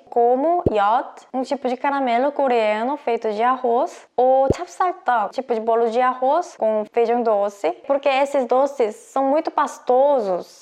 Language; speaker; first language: Portuguese; non-native, fluent; Korean